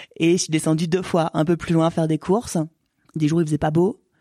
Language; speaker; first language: French; native; French